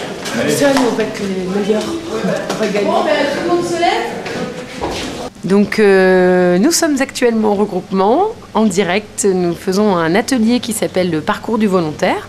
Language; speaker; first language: French; native; French